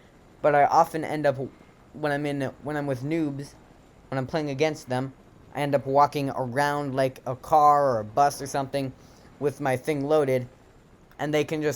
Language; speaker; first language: English; native; English